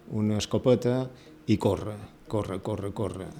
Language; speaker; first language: Catalan; native; Catalan